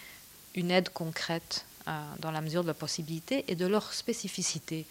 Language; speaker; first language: French; native; French